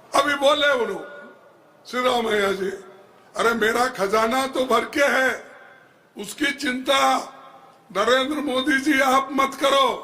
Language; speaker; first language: Hindi; non-native, local second language; Kannada